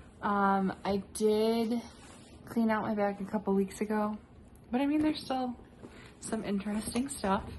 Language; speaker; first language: English; native; English